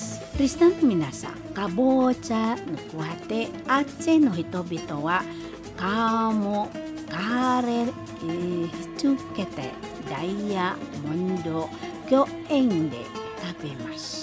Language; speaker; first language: Japanese; non-native, fluent; Indonesian